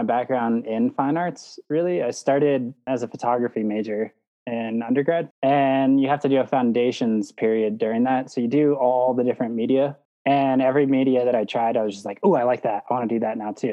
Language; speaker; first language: English; native; English